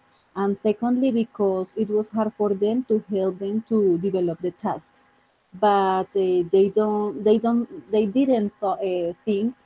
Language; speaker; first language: English; non-native, fluent; Spanish